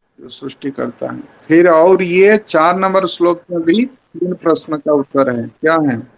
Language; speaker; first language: Hindi; non-native, local second language; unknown